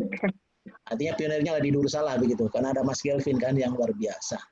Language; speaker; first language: Indonesian; native; Indonesian